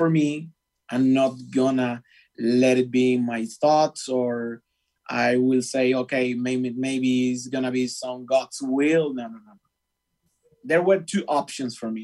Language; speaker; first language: English; non-native, fluent; Spanish